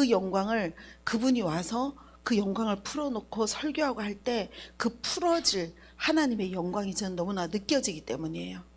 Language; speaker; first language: Korean; native; Korean